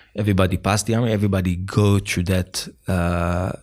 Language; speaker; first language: English; non-native, fluent; Hebrew